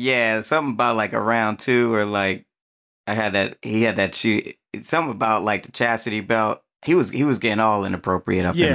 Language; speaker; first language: English; native; English